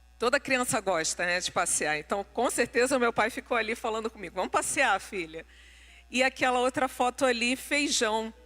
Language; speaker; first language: Portuguese; non-native, local second language; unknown